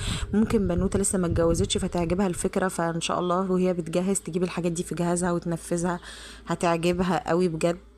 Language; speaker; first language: Arabic; native; Arabic